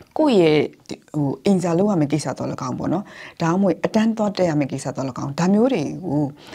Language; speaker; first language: Burmese; native; Burmese